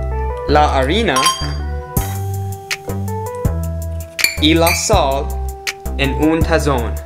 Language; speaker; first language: Spanish; non-native, learner; English